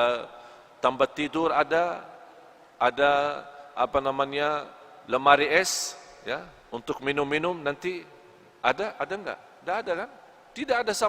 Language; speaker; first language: Indonesian; non-native, fluent; Arabic